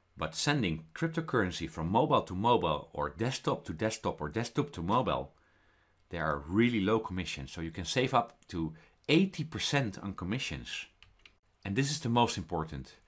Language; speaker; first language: English; non-native, fluent; Dutch